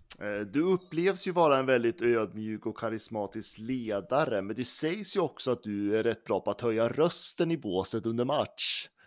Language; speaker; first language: Swedish; native; Swedish